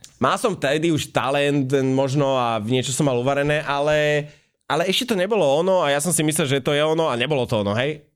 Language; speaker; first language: Slovak; native; Slovak